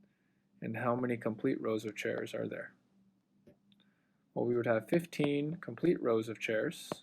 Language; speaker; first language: English; native; English